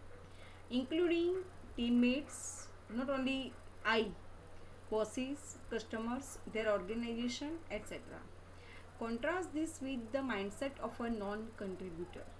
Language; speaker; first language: English; non-native, local second language; Gujarati